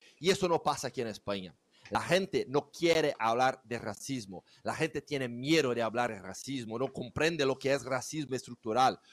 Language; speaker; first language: Spanish; non-native, fluent; Portuguese